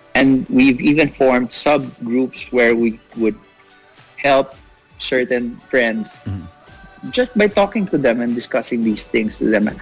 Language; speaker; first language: English; non-native, local second language; Filipino